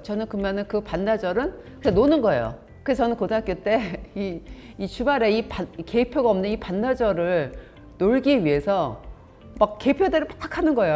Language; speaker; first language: Korean; native; Korean